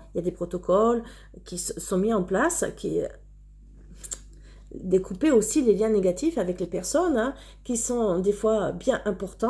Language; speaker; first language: French; native; French